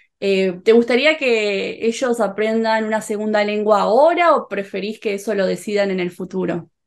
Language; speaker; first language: Spanish; native; Spanish